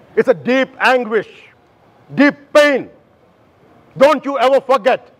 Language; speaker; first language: English; non-native, local second language; Telugu